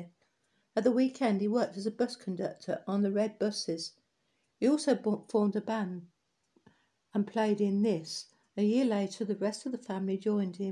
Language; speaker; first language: English; native; English